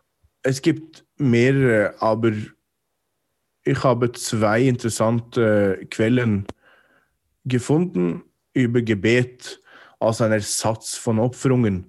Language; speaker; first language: German; non-native, fluent; English